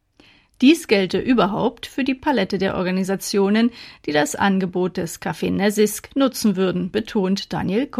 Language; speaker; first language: German; native; German